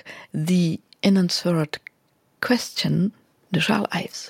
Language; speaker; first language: French; native; French